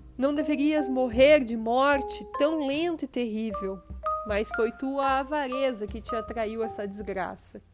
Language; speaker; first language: Portuguese; native; Portuguese